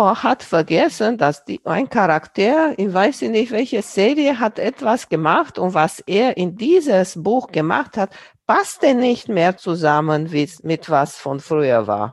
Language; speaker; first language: German; non-native, fluent; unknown